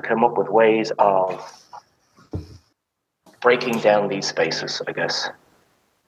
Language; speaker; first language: English; native; English